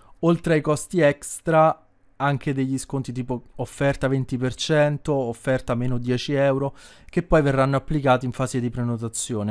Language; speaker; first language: Italian; native; Italian